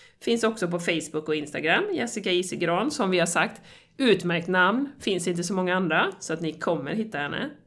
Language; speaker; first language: Swedish; native; Swedish